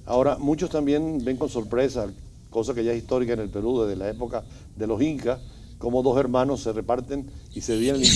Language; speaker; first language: Spanish; native; Spanish